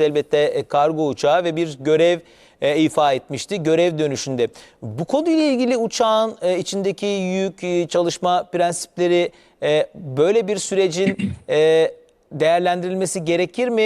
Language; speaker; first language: Turkish; native; Turkish